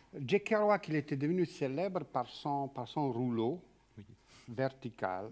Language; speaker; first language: French; non-native, fluent; Serbian